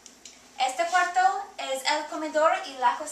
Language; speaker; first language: Spanish; non-native, learner; English